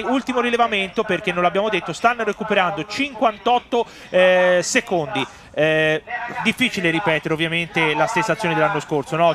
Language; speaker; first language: Italian; native; Italian